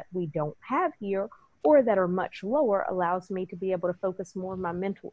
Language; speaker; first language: English; native; English